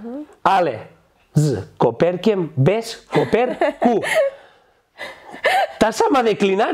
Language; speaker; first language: Polish; non-native, learner; Catalan